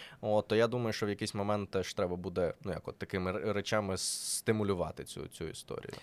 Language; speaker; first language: Ukrainian; non-native, local second language; Russian